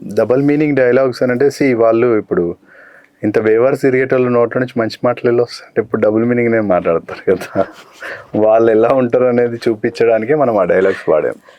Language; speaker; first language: Telugu; native; Telugu